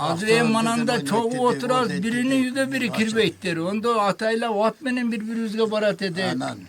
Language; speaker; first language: Turkish; non-native, learner; Kyrgyz